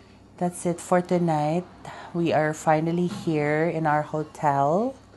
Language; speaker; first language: English; non-native, local second language; Filipino